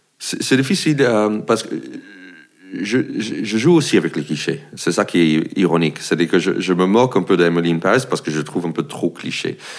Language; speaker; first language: French; non-native, fluent; English